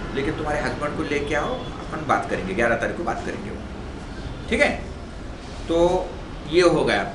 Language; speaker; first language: Hindi; non-native, local second language; Marathi